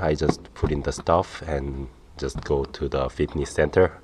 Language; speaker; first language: English; non-native, learner; Korean